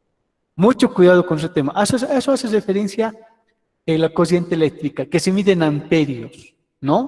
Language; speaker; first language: Spanish; native; Spanish